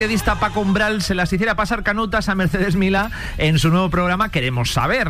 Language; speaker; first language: Spanish; native; Spanish